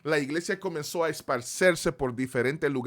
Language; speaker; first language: Spanish; early bilingual, heritage; Spanish